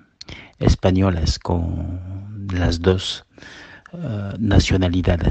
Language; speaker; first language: Spanish; early bilingual, heritage; Spanish